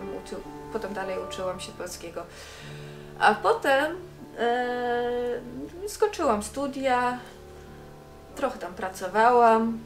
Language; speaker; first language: Polish; non-native, fluent; Dutch